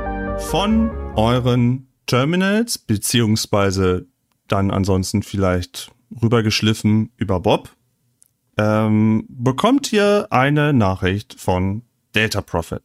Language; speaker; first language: German; native; German